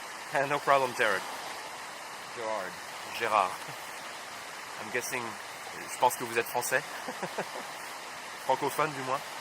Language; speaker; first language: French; native; French